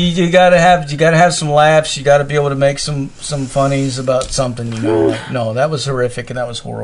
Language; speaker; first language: English; native; English